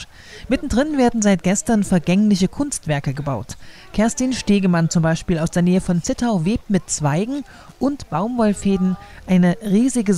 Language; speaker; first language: German; native; German